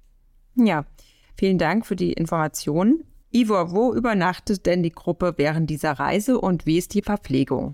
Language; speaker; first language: German; native; German